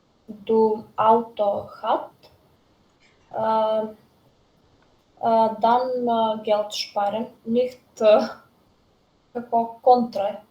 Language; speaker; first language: German; non-native, learner; Macedonian